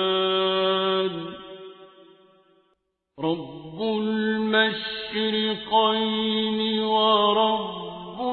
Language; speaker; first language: Arabic; native; Arabic